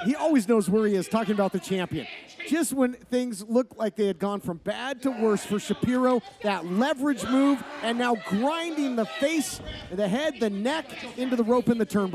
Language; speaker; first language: English; native; English